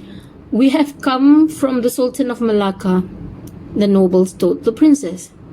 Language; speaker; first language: English; non-native, local second language; Malay